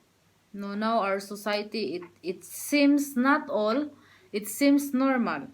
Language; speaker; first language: English; non-native, learner; Filipino